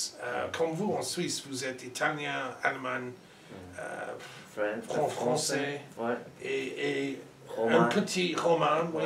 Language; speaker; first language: French; non-native, learner; English